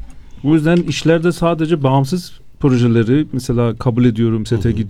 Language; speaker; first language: Turkish; non-native, fluent; Azerbaijani